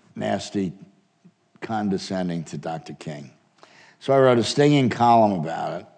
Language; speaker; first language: English; native; English